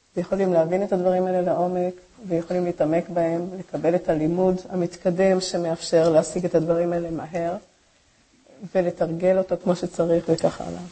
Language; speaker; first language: Hebrew; native; Hebrew